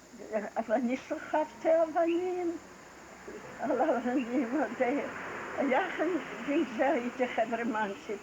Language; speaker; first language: Hebrew; non-native, fluent; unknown